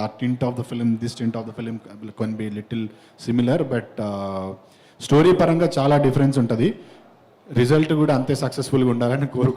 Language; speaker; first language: Telugu; native; Telugu